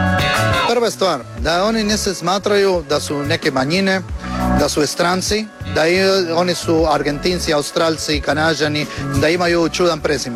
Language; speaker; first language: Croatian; early bilingual, heritage; Croatian